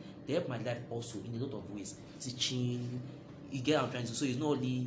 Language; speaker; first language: English; non-native, local second language; Yoruba